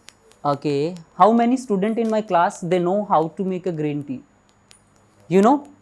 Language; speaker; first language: English; non-native, local second language; Hindi